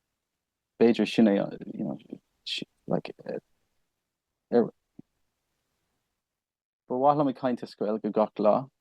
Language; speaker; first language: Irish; non-native, local second language; English